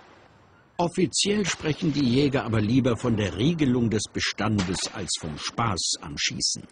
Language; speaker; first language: German; native; German